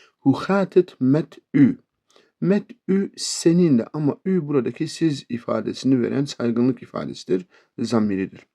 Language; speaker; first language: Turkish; native; Turkish